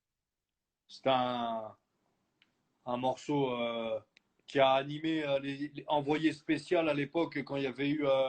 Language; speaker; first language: French; native; French